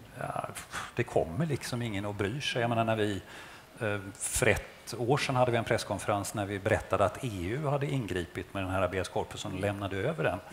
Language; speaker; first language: Swedish; native; Swedish